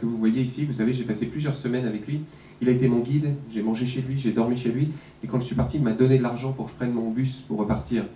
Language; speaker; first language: French; native; French